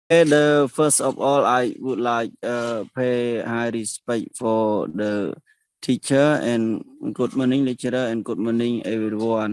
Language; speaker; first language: English; non-native, learner; Khmer